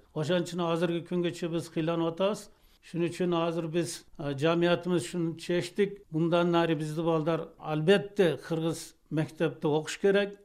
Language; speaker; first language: Kyrgyz; non-native, local second language; Uzbek